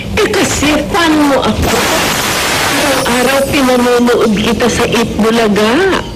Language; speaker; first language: Filipino; non-native, local second language; Hiligaynon